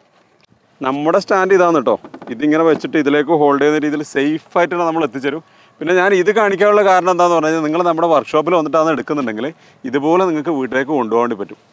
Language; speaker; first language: Malayalam; native; Malayalam